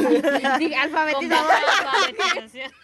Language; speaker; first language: Spanish; native; Spanish